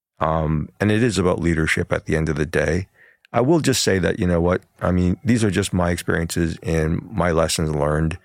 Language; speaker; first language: English; early bilingual, other home language; Chinese